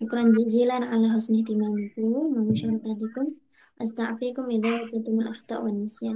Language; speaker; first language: Arabic; non-native, fluent; Indonesian